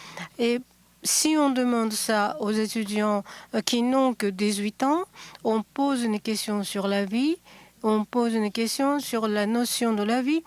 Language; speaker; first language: French; non-native, fluent; Japanese